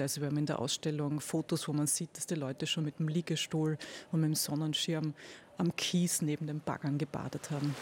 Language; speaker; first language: German; native; German